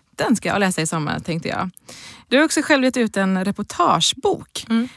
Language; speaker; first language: Swedish; native; Swedish